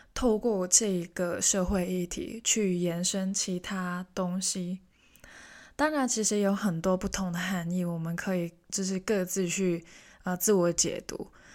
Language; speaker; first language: Chinese; non-native, local second language; Cantonese